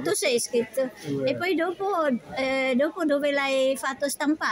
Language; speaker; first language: Italian; non-native, learner; Filipino